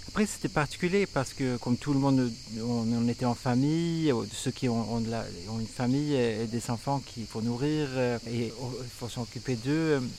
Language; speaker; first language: French; non-native, fluent; Swedish